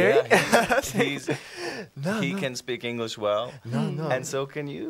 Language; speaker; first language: English; non-native, fluent; Spanish